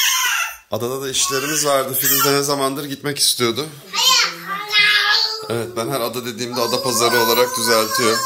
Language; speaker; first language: Turkish; native; Turkish